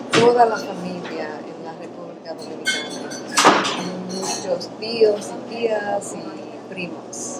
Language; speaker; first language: Spanish; early bilingual, other home language; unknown